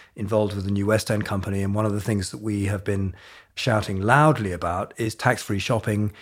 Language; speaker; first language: English; native; English